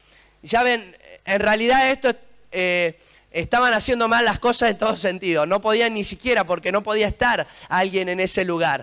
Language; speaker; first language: Spanish; native; Spanish